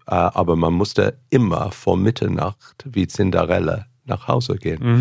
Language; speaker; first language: German; non-native, fluent; English